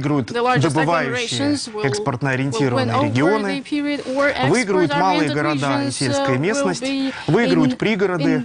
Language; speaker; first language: Russian; native; Russian